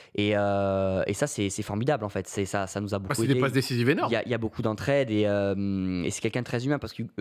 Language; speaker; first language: French; native; French